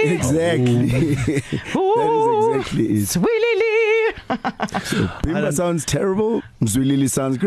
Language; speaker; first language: English; non-native, local second language; Zulu